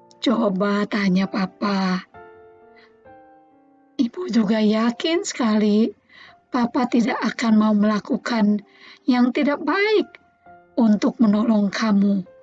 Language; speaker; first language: Indonesian; native; Indonesian